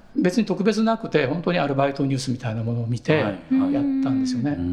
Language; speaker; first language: Japanese; native; Japanese